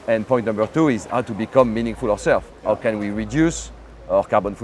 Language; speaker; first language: English; non-native, fluent; French